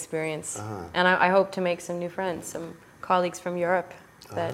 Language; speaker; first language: English; native; English